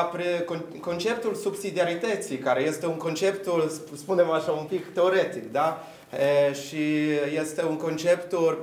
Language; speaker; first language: Romanian; non-native, fluent; Polish